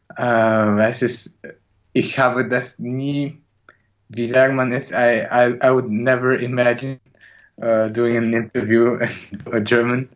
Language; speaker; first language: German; non-native, learner; Chinese